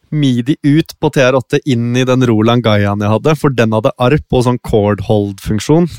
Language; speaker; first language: Norwegian; native; Norwegian